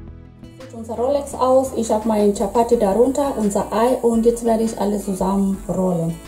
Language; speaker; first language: German; non-native, fluent; Swahili